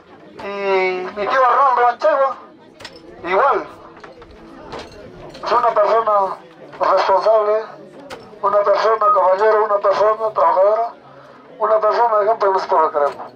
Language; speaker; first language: Spanish; native; Spanish